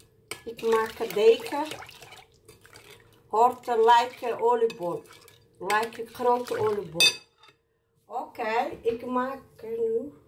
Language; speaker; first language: Dutch; non-native, learner; Somali